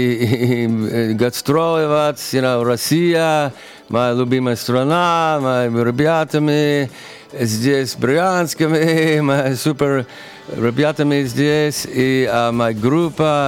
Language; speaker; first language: Russian; non-native, learner; English